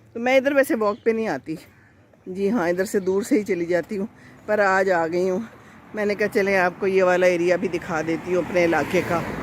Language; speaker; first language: Urdu; non-native, local second language; Punjabi